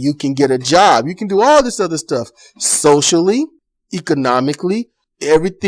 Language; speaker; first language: English; native; English